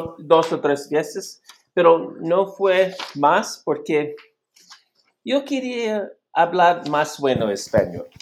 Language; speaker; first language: Spanish; non-native, learner; English